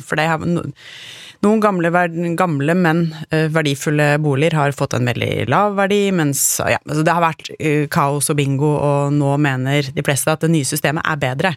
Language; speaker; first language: Norwegian; native; Norwegian